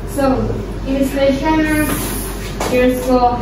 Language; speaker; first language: English; non-native, learner; Indonesian